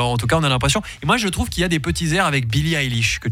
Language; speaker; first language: French; native; French